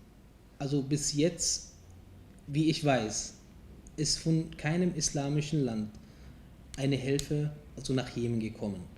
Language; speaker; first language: German; non-native, fluent; Arabic